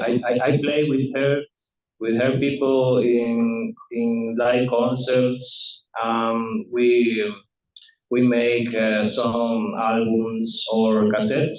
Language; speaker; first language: English; non-native, learner; Spanish